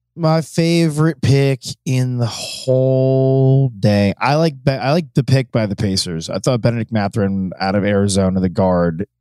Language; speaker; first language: English; native; English